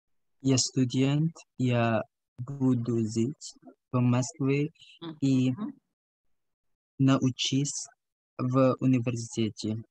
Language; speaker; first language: Russian; non-native, learner; Indonesian